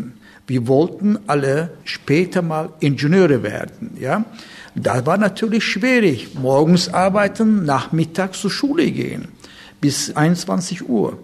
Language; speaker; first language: German; non-native, learner; Turkish